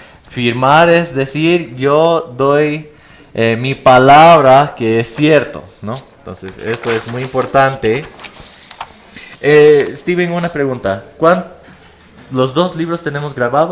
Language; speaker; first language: Spanish; non-native, fluent; English